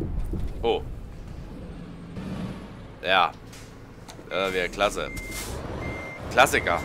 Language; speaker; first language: German; native; German